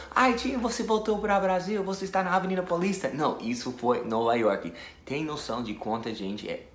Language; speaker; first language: Portuguese; non-native, fluent; English